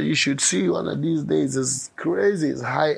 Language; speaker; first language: English; non-native, local second language; Ewe